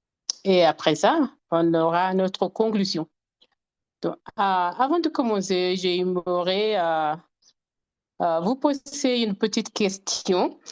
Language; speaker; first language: French; non-native, fluent; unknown